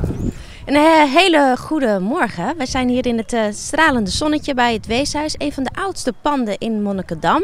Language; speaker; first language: Dutch; native; Dutch